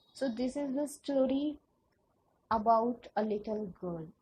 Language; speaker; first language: English; non-native, local second language; Punjabi